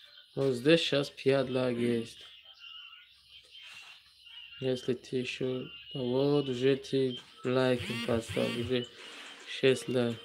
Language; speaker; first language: Russian; non-native, learner; Tajik